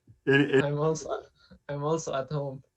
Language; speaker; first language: English; non-native, learner; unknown